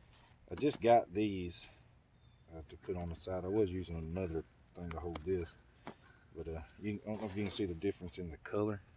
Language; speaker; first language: English; native; English